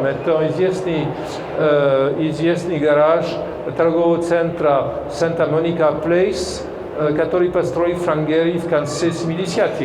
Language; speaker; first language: Russian; non-native, fluent; French